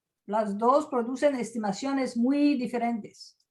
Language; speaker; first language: Spanish; non-native, fluent; French